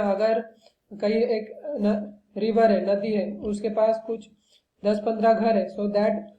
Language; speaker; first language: Hindi; non-native, local second language; Marathi